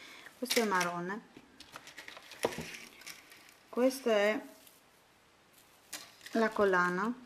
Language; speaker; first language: Italian; non-native, fluent; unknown